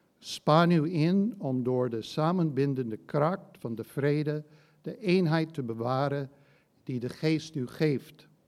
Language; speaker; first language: Dutch; non-native, fluent; English